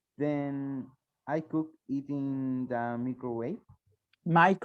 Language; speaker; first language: English; non-native, learner; Spanish